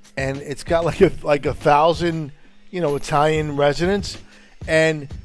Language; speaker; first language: English; non-native, fluent; Italian